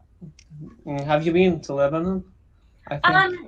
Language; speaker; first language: English; non-native, learner; Arabic